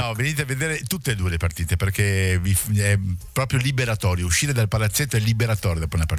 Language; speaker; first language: Italian; native; Italian